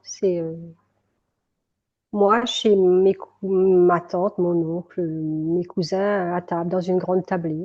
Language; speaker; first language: French; native; French